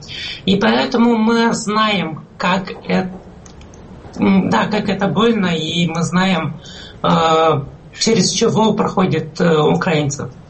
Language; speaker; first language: Russian; non-native, fluent; Romanian